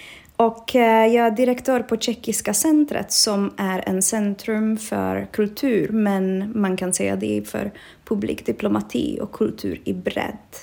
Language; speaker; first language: Swedish; non-native, fluent; Czech